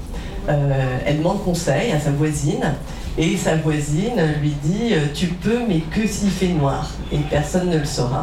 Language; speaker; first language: French; native; French